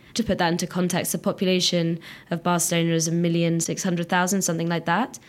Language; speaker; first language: English; native; English